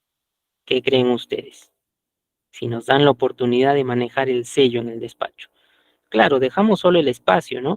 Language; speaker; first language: Spanish; native; Spanish